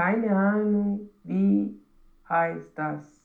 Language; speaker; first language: German; non-native, learner; Romanian